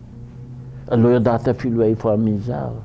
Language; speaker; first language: Hebrew; non-native, fluent; Ukrainian